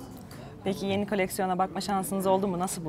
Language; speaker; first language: Turkish; native; Turkish